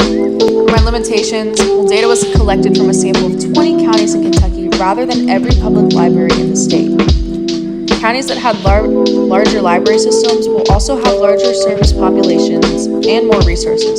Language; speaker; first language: English; native; English